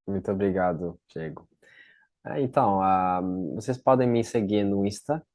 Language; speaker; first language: Portuguese; non-native, fluent; French